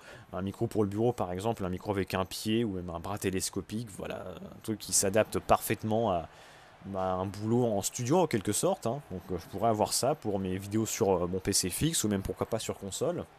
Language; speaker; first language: French; native; French